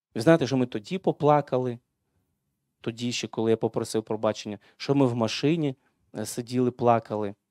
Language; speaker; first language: Ukrainian; non-native, local second language; Russian